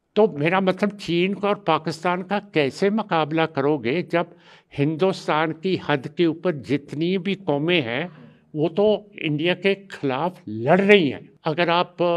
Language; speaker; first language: Hindi; non-native, local second language; Punjabi